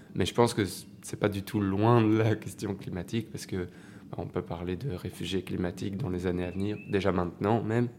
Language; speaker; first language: French; native; French